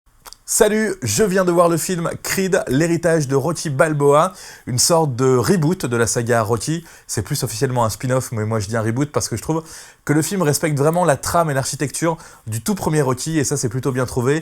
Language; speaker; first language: French; native; French